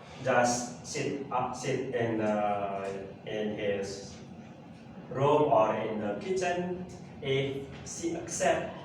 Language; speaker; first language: English; non-native, learner; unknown